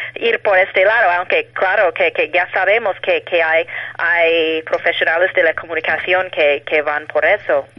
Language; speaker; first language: Spanish; non-native, fluent; English